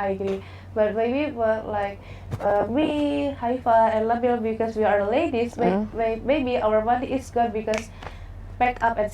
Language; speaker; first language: English; non-native, learner; Indonesian